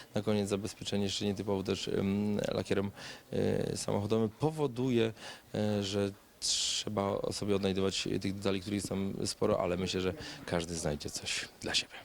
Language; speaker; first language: Polish; native; Polish